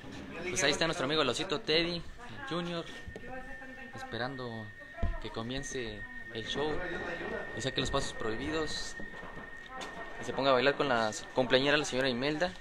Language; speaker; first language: Spanish; native; Spanish